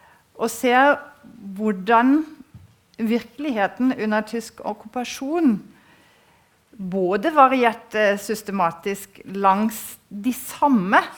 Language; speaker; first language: Norwegian; non-native, fluent; German